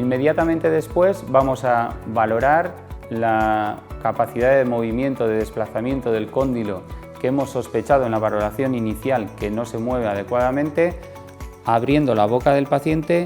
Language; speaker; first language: Spanish; native; Spanish